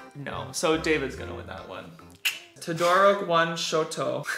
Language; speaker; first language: English; native; English